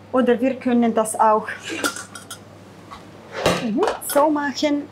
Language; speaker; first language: German; non-native, fluent; Italian